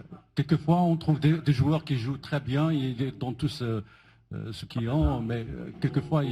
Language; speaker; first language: French; non-native, local second language; Arabic